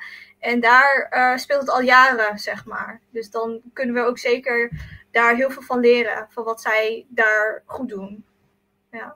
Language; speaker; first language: Dutch; early bilingual, other home language; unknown